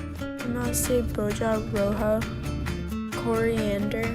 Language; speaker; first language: Spanish; non-native, learner; English